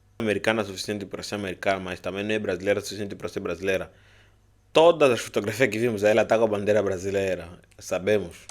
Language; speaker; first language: Portuguese; native; Portuguese